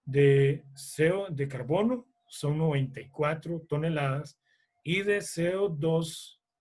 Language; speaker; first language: Spanish; native; Spanish